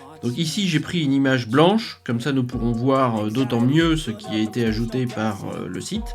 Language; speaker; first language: French; native; French